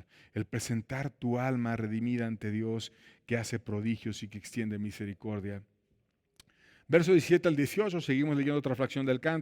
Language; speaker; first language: Spanish; native; Spanish